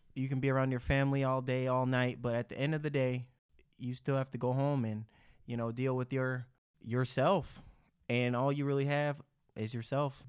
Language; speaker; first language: English; native; English